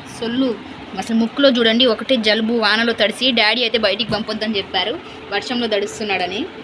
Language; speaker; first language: Telugu; native; Telugu